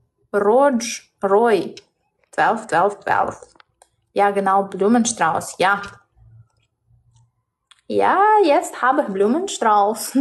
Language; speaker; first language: German; non-native, learner; Russian